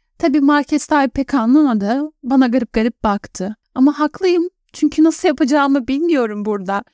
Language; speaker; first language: Turkish; native; Turkish